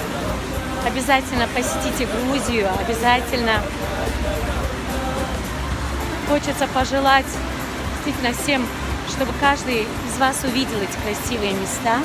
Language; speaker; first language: Russian; non-native, local second language; Kumyk